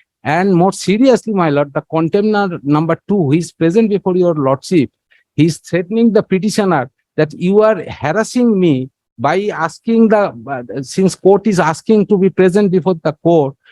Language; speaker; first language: English; non-native, local second language; Bangla